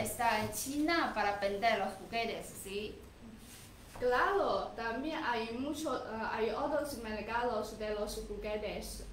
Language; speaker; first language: Spanish; non-native, learner; Chinese